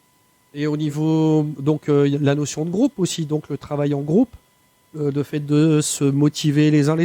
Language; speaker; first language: French; native; French